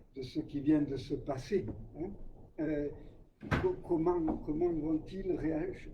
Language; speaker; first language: French; native; French